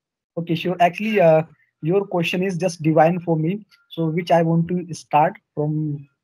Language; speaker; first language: English; non-native, learner; Hindi